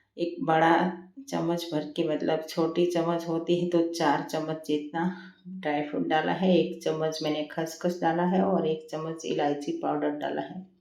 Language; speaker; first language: Hindi; non-native, local second language; Gujarati